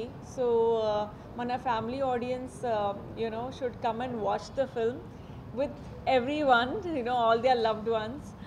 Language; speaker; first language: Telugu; non-native, fluent; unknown